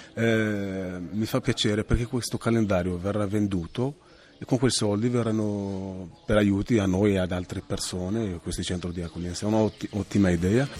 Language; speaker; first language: Italian; non-native, fluent; Arabic